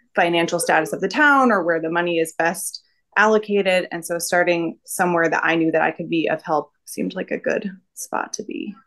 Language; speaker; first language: English; native; English